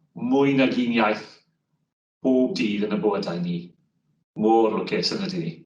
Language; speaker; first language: Welsh; non-native, local second language; English